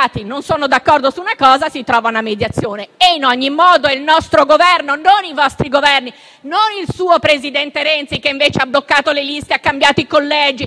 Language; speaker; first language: Italian; native; Italian